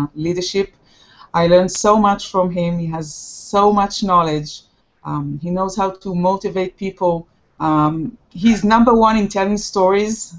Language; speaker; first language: English; non-native, fluent; Hebrew